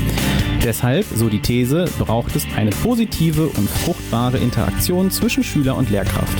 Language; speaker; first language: German; native; German